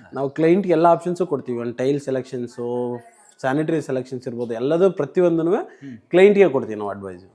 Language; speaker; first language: Kannada; native; Kannada